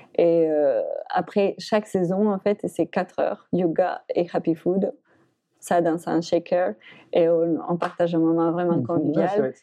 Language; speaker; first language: French; non-native, fluent; Spanish